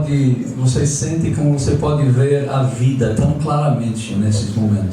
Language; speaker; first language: Portuguese; non-native, fluent; English